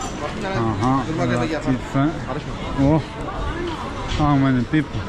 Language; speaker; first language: English; non-native, learner; Polish